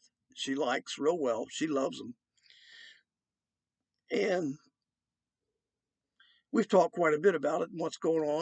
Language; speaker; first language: English; native; English